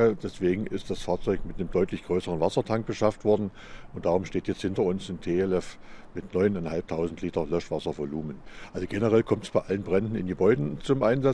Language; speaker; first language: German; native; German